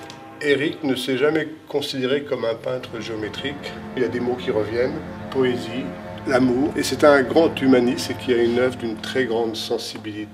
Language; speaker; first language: French; native; French